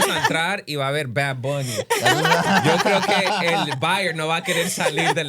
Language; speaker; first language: Spanish; early bilingual, other home language; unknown